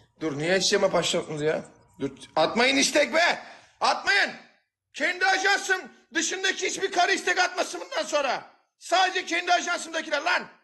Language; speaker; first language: Turkish; native; Turkish